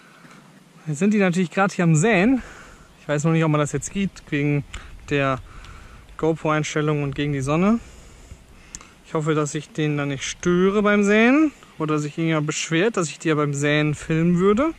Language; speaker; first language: German; native; German